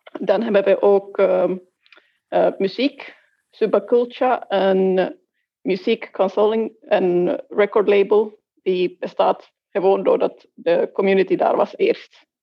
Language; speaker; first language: Dutch; non-native, fluent; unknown